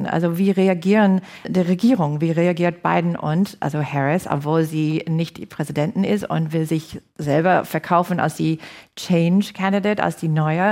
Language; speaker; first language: German; non-native, fluent; English